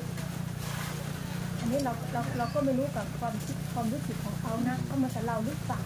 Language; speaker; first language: Thai; native; Thai